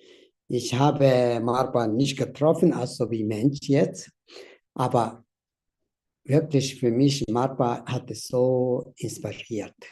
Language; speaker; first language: German; non-native, learner; Tibetan